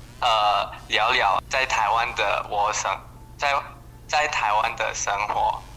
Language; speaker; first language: Chinese; non-native, fluent; Indonesian